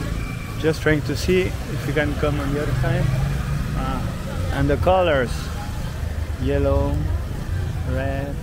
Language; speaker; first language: English; non-native, fluent; French